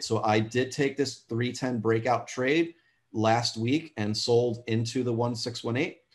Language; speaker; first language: English; native; English